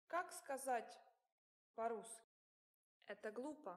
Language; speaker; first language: Russian; non-native, learner; English